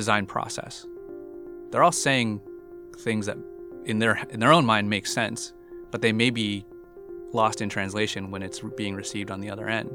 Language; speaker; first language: English; native; English